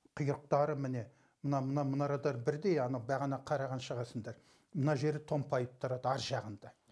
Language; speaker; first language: Kazakh; early bilingual, heritage; Kazakh